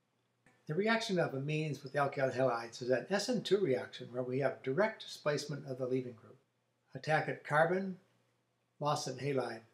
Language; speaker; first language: English; native; English